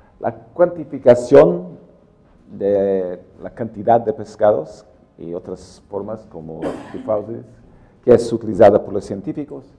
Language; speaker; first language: Spanish; non-native, learner; English